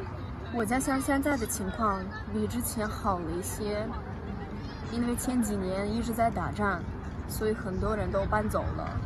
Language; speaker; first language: Chinese; non-native, fluent; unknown